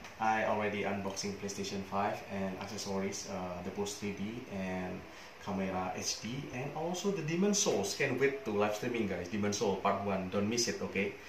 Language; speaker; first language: English; non-native, learner; Indonesian